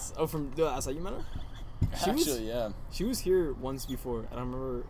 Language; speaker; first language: English; native; English